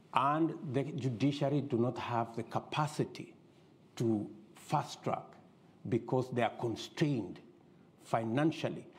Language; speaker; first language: English; non-native, local second language; Kalenjin